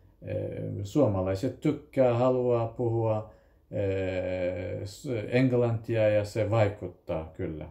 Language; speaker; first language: Finnish; non-native, fluent; Kurdish